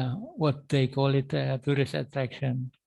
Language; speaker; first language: English; non-native, learner; Indonesian